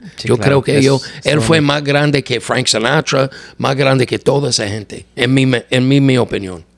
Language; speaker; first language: Spanish; non-native, learner; English